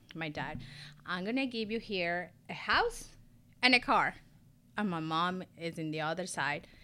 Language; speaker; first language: English; non-native, fluent; Spanish